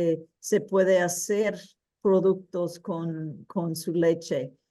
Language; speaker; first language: Spanish; early bilingual, heritage; Spanish